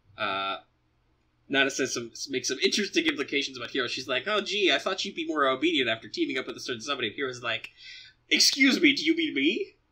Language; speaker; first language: English; native; English